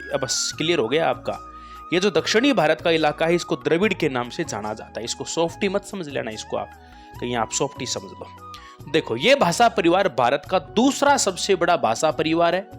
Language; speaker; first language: Hindi; native; Hindi